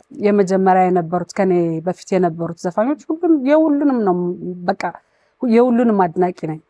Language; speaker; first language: Amharic; non-native, local second language; Tigrinya